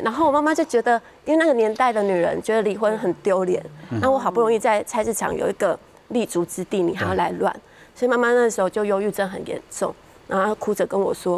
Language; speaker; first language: Chinese; native; Chinese